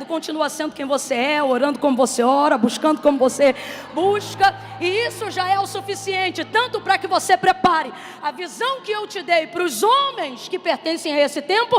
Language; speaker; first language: Portuguese; native; Portuguese